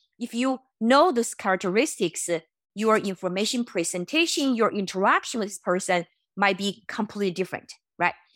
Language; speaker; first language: English; non-native, fluent; Chinese